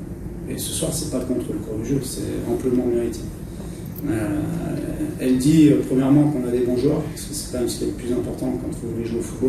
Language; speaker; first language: French; native; French